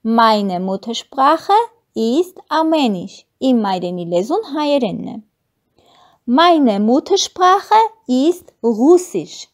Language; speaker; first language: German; non-native, fluent; Armenian